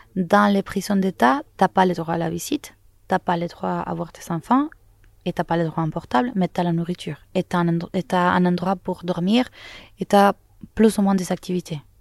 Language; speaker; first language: French; non-native, fluent; Spanish